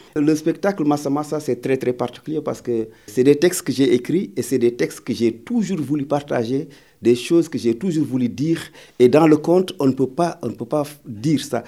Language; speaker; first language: French; non-native, local second language; Wolof